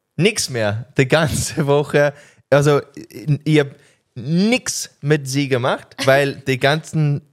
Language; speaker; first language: German; non-native, learner; English